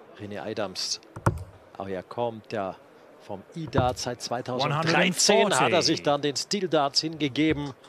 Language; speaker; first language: German; native; German